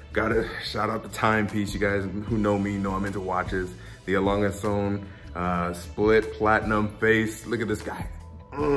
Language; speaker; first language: English; native; English